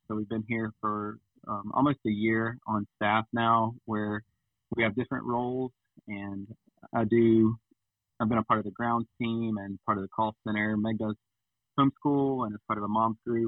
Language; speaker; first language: English; native; English